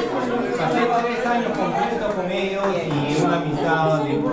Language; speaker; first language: Spanish; early bilingual, heritage; Spanish